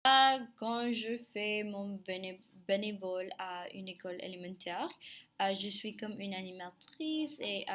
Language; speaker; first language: French; non-native, learner; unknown